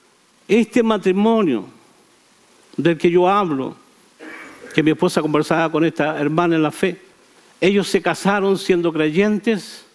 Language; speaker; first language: Spanish; native; Spanish